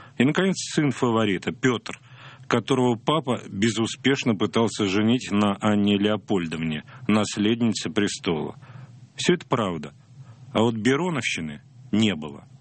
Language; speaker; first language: Russian; native; Russian